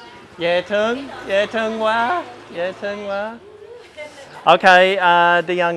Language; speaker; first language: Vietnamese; non-native, learner; English